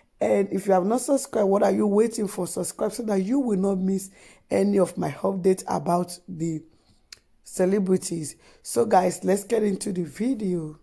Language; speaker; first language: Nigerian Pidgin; non-native, local second language; Yoruba